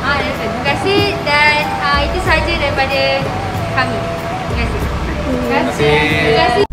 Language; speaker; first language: Malay; native; Malay